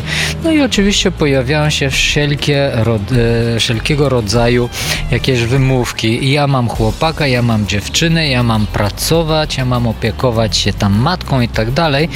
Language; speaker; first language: Polish; non-native, fluent; Bulgarian